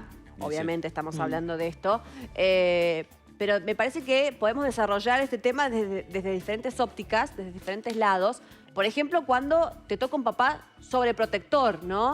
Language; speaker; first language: Spanish; native; Spanish